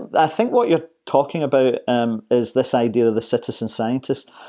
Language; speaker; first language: English; native; English